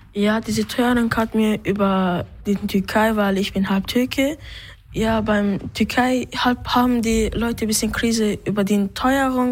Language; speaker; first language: German; early bilingual, other home language; Turkish